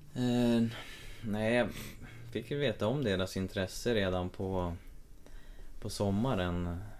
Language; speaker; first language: Swedish; native; Swedish